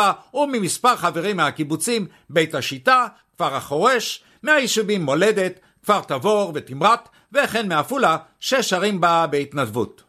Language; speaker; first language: Hebrew; native; Hebrew